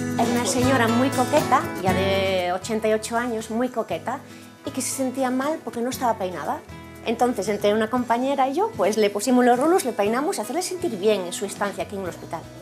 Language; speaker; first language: Spanish; early bilingual, heritage; Spanish